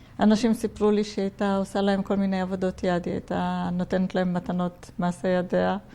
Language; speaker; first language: Hebrew; early bilingual, other home language; Polish